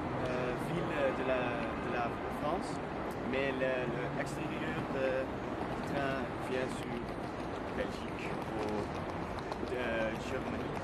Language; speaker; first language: French; non-native, learner; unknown